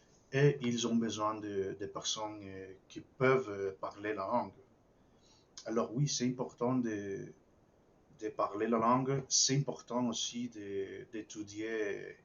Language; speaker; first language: French; non-native, fluent; Spanish